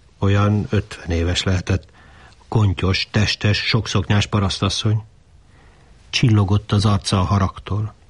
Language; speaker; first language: Hungarian; native; Hungarian